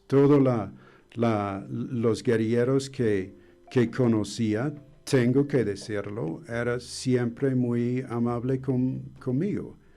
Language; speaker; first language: Spanish; non-native, fluent; English